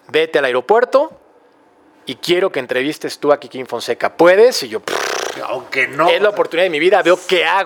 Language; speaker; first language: Spanish; native; Spanish